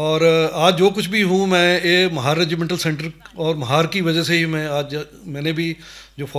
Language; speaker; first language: Hindi; native; Hindi